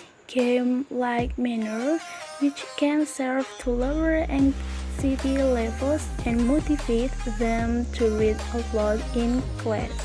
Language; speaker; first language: English; non-native, learner; Indonesian